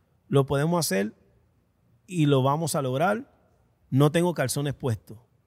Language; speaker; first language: Spanish; early bilingual, heritage; Spanish